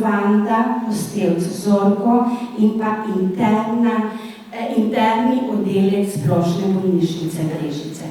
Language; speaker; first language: Slovenian; native; Slovenian